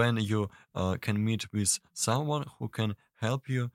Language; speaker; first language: English; non-native, learner; Russian